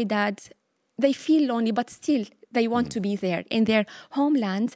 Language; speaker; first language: English; non-native, fluent; Arabic